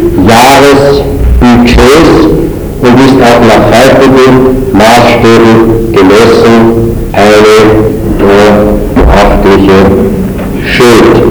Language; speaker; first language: German; native; German